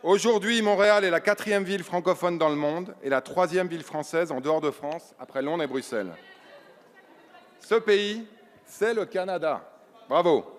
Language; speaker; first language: French; native; French